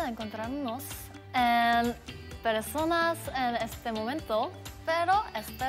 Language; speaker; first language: Spanish; non-native, learner; Korean